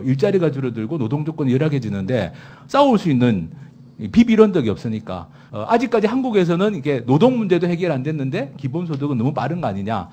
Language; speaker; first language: Korean; native; Korean